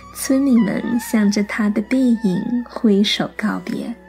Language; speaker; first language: Chinese; early bilingual, heritage; Chinese